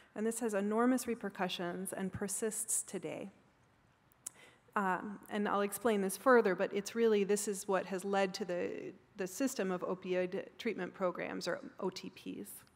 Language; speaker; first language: English; native; English